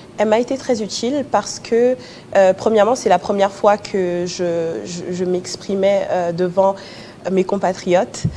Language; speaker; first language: French; early bilingual, other home language; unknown